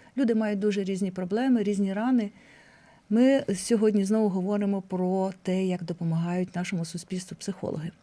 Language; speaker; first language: Ukrainian; native; Ukrainian